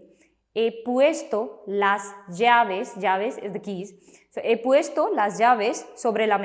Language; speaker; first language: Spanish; non-native, fluent; Hindi